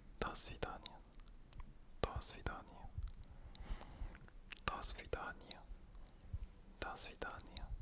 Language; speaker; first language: Russian; non-native, learner; French